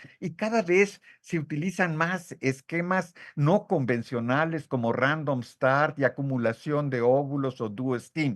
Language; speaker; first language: Spanish; native; Spanish